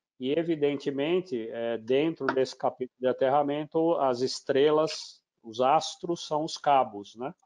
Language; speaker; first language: Portuguese; native; Portuguese